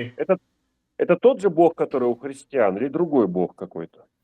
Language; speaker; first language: Russian; native; Russian